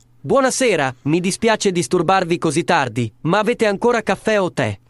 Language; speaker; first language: Italian; non-native, learner; German